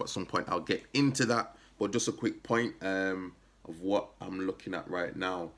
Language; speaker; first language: English; native; English